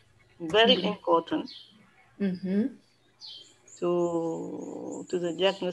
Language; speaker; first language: English; non-native, learner; French